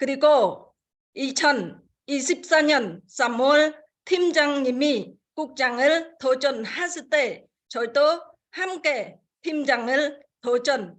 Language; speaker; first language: Korean; non-native, fluent; Khmer